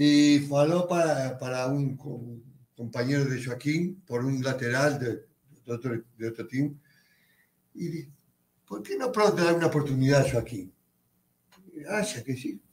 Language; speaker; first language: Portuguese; non-native, learner; Spanish